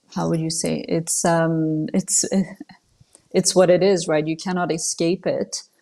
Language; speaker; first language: English; non-native, fluent; French